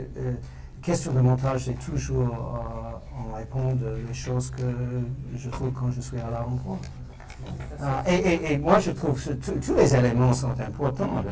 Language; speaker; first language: French; non-native, fluent; English